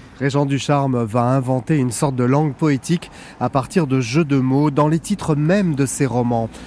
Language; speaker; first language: French; native; French